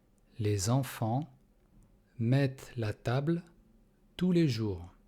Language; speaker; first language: French; non-native, fluent; Russian